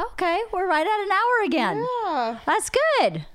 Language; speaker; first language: English; native; English